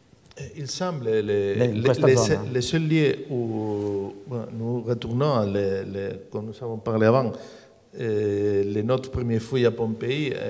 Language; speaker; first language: French; non-native, learner; Spanish